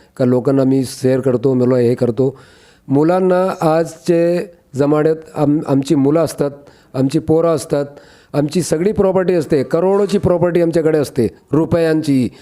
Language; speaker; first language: Marathi; non-native, local second language; Urdu